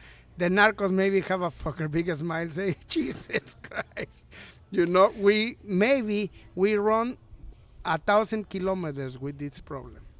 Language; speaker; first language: English; non-native, learner; Spanish